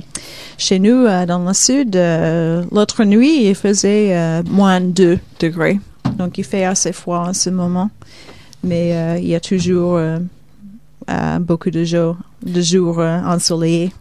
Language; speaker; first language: French; non-native, fluent; Swedish